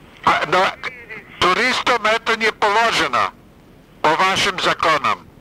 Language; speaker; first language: Russian; non-native, fluent; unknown